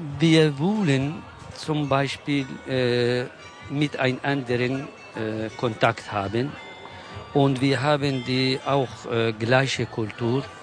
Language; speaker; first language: German; non-native, learner; Kurdish